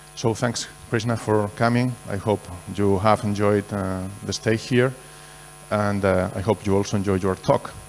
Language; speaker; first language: English; non-native, fluent; Galician